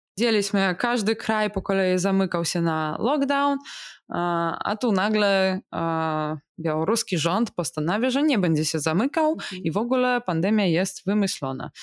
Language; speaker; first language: Polish; non-native, fluent; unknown